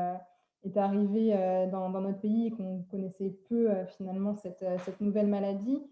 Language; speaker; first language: French; native; French